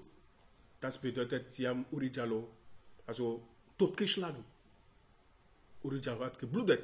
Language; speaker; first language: German; non-native, learner; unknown